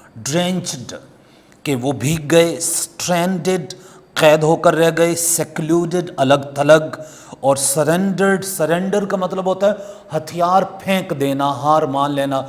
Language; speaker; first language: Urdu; non-native, local second language; Punjabi